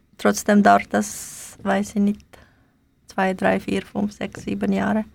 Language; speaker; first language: German; non-native, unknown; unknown